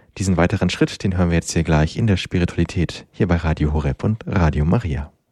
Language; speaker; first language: German; native; German